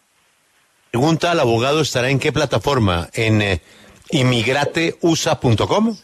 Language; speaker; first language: Spanish; native; Spanish